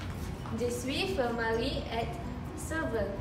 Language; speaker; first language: French; non-native, learner; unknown